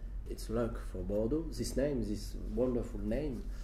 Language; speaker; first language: English; non-native, learner; French